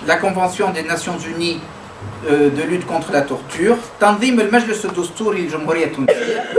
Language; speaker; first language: French; non-native, local second language; Arabic